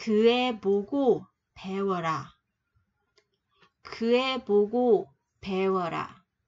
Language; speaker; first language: Korean; non-native, fluent; Vietnamese